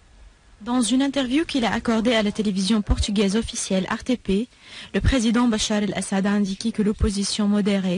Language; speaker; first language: French; non-native, fluent; Arabic